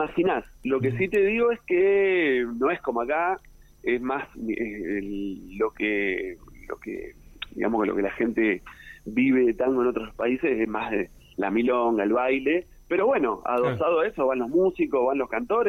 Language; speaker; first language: Spanish; native; Spanish